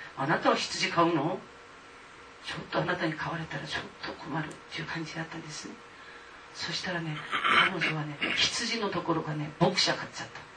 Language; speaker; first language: Japanese; non-native, fluent; Korean